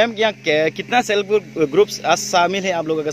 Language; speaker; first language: Hindi; non-native, local second language; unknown